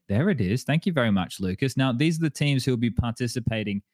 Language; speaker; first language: English; native; English